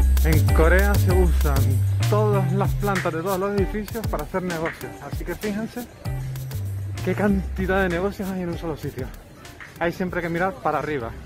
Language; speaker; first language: Spanish; native; Spanish